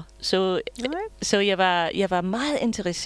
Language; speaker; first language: Danish; non-native, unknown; English